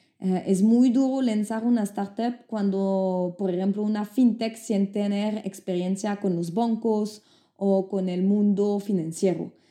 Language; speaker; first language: Spanish; non-native, fluent; French